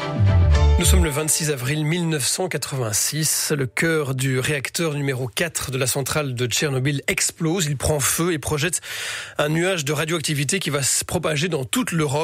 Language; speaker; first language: French; native; French